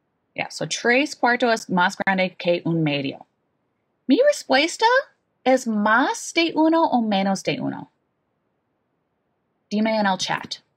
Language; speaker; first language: Spanish; non-native, fluent; English